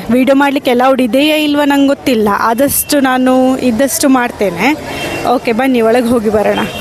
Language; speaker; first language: Kannada; non-native, local second language; Tulu